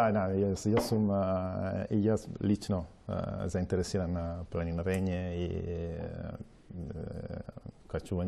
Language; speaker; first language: Macedonian; non-native, local second language; Italian